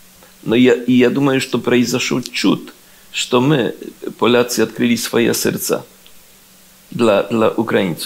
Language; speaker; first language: Russian; non-native, learner; Polish